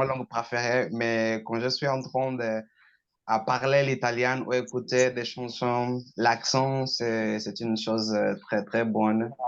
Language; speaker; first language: French; non-native, learner; Portuguese